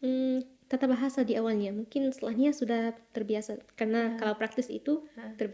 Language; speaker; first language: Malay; non-native, fluent; Arabic